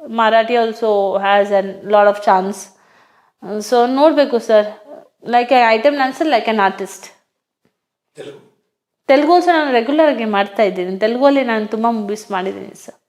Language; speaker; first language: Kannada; non-native, local second language; Hindi